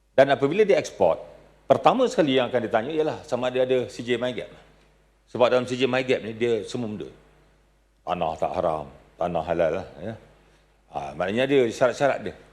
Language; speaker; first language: Malay; native; Malay